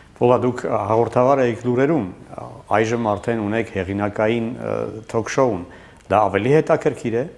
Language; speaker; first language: Armenian; native; Armenian